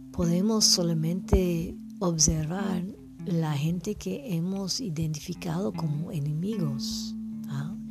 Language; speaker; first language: Spanish; non-native, fluent; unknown